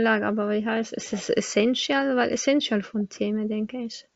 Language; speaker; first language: German; non-native, learner; Arabic